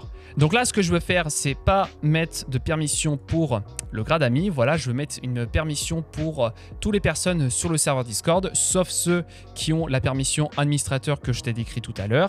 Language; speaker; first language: French; native; French